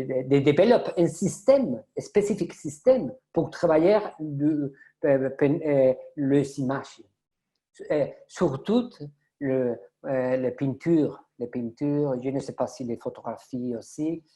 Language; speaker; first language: French; non-native, learner; Spanish